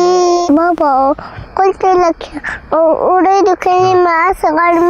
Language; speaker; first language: Arabic; early bilingual, heritage; Arabic